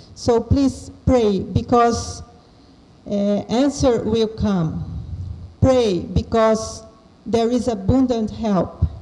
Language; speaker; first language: English; non-native, fluent; Portuguese